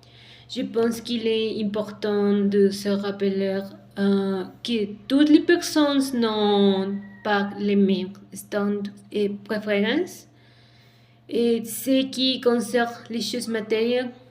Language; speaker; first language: French; non-native, learner; Spanish